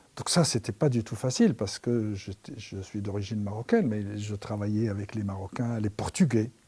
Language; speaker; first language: French; non-native, local second language; Arabic